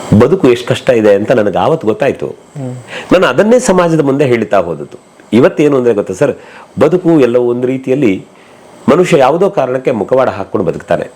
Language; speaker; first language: Kannada; native; Kannada